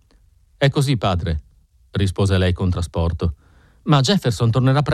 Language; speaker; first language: Italian; native; Italian